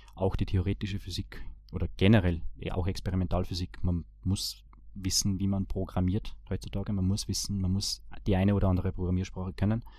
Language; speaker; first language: German; early bilingual, other home language; Bosnian